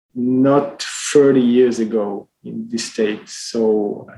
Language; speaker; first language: English; non-native, fluent; Hebrew